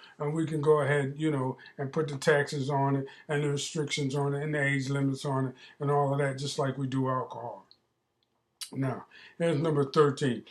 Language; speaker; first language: English; native; English